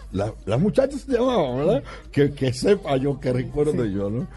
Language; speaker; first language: Spanish; native; Spanish